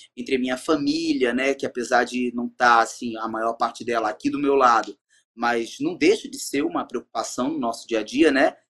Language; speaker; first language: Portuguese; native; Portuguese